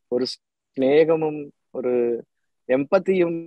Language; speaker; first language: Malayalam; non-native, local second language; Tamil